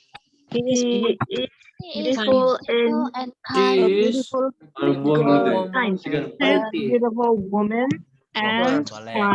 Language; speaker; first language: English; non-native, learner; Indonesian